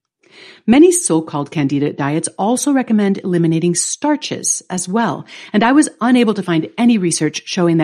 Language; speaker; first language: English; native; English